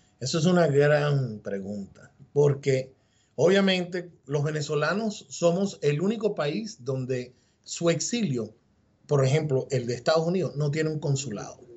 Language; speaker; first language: Spanish; native; Spanish